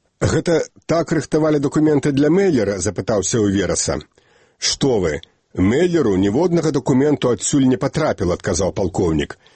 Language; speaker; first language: Belarusian; native; Belarusian